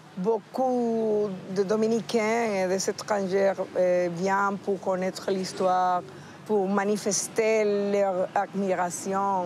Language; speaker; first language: French; non-native, fluent; Spanish